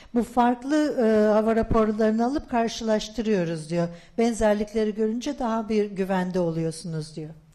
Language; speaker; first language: Turkish; native; Turkish